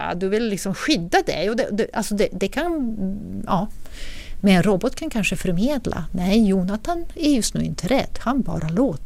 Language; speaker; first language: Swedish; non-native, fluent; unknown